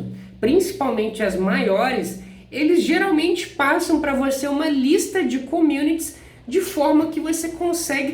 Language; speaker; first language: Portuguese; native; Portuguese